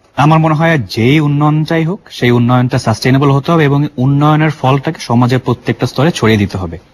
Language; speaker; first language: Bangla; native; Bangla